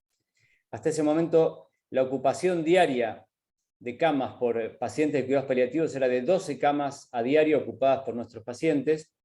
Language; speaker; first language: Spanish; native; Spanish